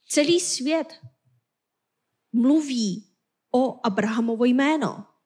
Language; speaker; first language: Czech; non-native, fluent; Korean